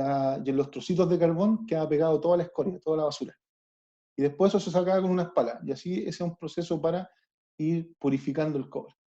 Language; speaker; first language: Spanish; native; Spanish